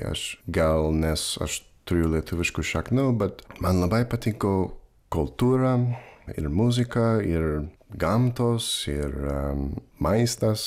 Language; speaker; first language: Lithuanian; non-native, learner; English